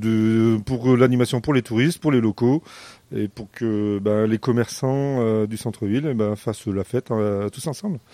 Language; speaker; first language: French; native; French